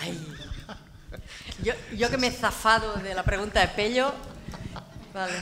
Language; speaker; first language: Spanish; non-native, local second language; Catalan